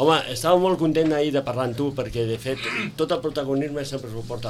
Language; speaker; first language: Catalan; native; Catalan